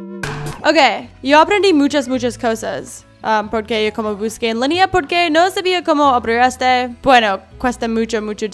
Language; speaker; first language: Spanish; non-native, learner; English